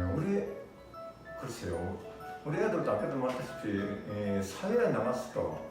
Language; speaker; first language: Korean; non-native, fluent; Japanese